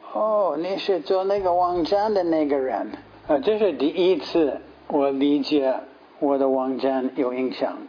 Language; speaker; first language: Chinese; non-native, fluent; English